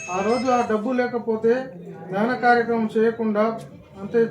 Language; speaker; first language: Telugu; native; Telugu